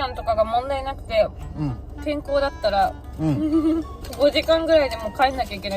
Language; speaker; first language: Japanese; native; Japanese